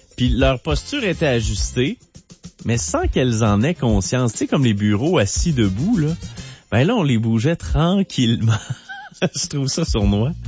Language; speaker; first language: French; native; French